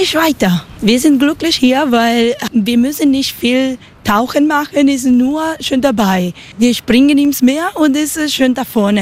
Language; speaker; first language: German; non-native, learner; Spanish